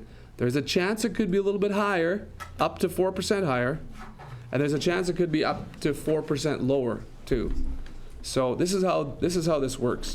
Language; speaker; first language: English; native; English